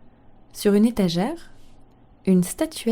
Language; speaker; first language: French; native; French